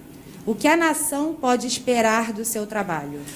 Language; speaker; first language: Portuguese; native; Portuguese